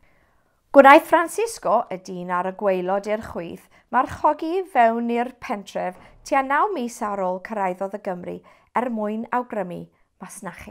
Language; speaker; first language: Welsh; non-native, fluent; English